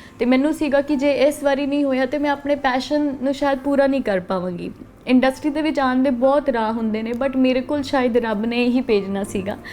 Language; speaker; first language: Punjabi; native; Punjabi